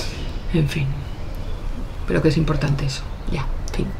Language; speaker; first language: Spanish; native; Spanish